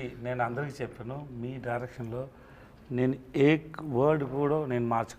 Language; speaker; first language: Telugu; non-native, learner; Tamil